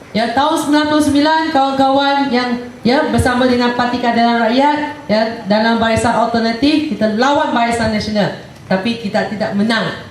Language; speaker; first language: Malay; non-native, local second language; Chinese